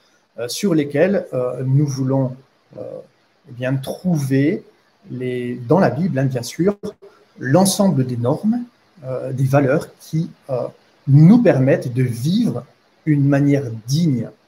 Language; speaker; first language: French; native; French